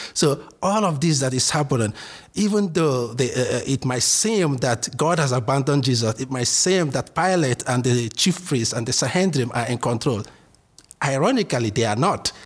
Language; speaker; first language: English; non-native, local second language; Igbo